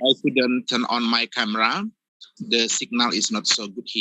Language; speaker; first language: English; non-native, fluent; Indonesian